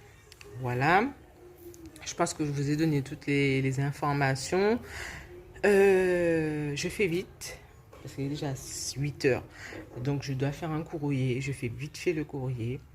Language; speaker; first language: French; native; French